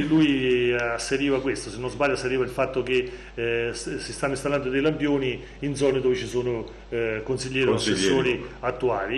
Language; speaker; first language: Italian; native; Italian